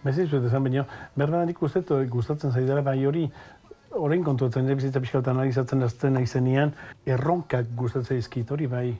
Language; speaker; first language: Basque; native; Basque